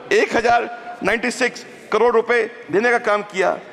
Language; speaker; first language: Hindi; native; Hindi